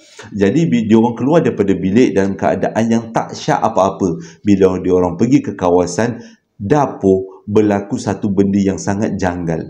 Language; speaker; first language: Malay; native; Malay